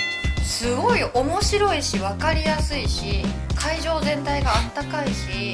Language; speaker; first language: Japanese; native; Japanese